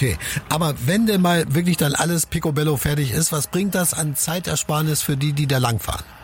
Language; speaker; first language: German; native; German